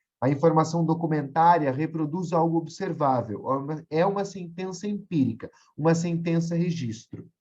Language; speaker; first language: Portuguese; native; Portuguese